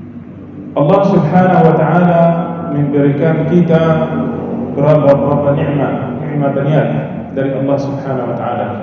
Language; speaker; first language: Indonesian; non-native, learner; Arabic